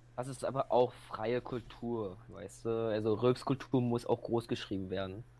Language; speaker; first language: German; native; German